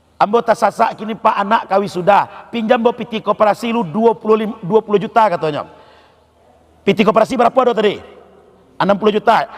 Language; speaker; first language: Malay; non-native, local second language; Minangkabau